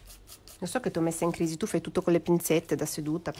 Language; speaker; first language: Italian; native; Italian